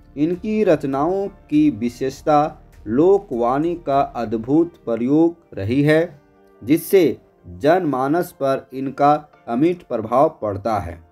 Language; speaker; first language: Hindi; native; Hindi